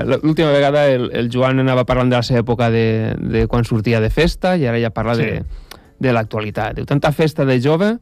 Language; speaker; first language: Catalan; native; Catalan